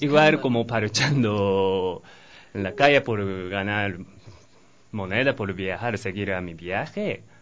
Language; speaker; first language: Spanish; non-native, learner; Japanese